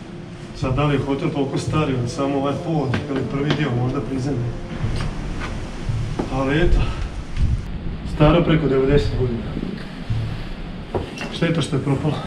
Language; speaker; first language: Croatian; native; Croatian